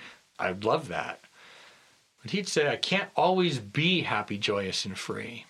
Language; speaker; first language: English; native; English